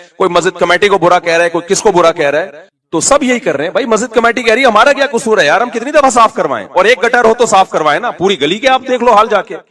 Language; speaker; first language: Urdu; native; Urdu